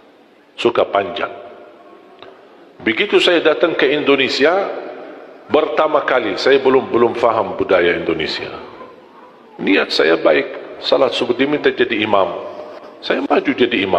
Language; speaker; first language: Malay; non-native, fluent; Arabic